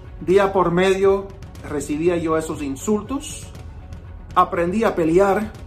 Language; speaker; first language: Spanish; early bilingual, heritage; Spanish